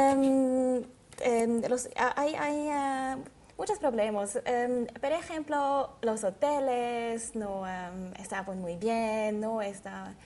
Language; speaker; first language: Spanish; non-native, learner; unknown